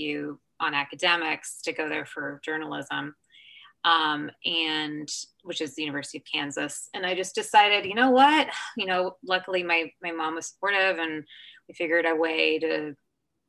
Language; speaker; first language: English; native; English